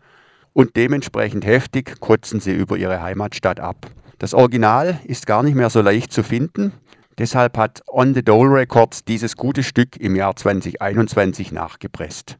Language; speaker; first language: German; native; German